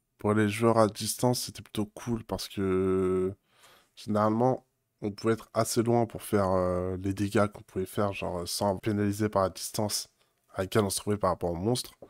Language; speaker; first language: French; native; French